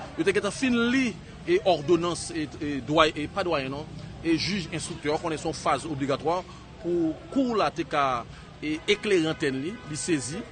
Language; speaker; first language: French; non-native, local second language; Haitian Creole